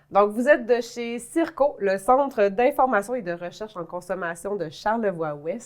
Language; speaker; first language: French; native; French